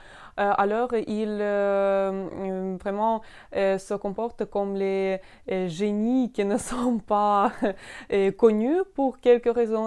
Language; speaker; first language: French; non-native, fluent; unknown